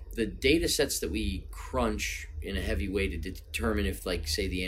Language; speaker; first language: English; native; English